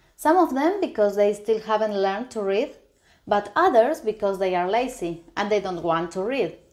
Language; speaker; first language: English; non-native, fluent; Spanish